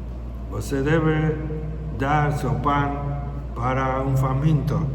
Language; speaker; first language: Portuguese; non-native, fluent; Spanish